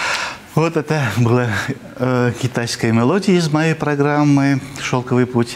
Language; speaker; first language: Russian; non-native, fluent; Armenian